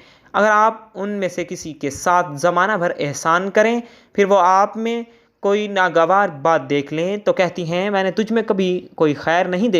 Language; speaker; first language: Urdu; native; Urdu